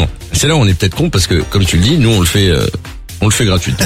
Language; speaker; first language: French; native; French